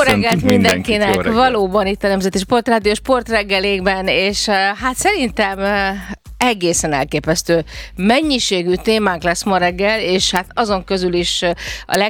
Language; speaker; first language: Hungarian; native; Hungarian